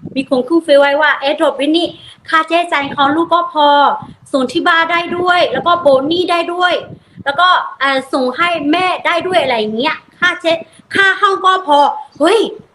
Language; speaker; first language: Thai; non-native, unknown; Burmese